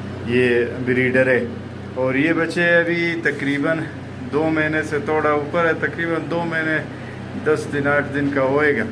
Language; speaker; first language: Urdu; non-native, local second language; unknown